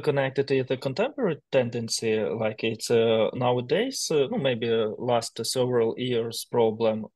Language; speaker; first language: English; non-native, learner; Ukrainian